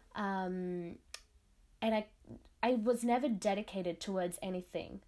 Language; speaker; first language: English; non-native, local second language; Tamil